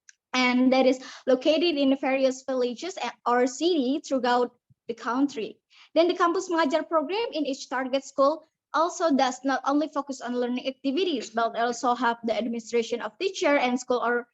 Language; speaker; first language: English; non-native, learner; Indonesian